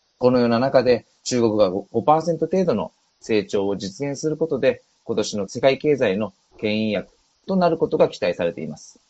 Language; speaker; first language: Japanese; native; Japanese